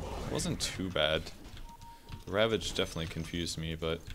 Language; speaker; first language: English; native; English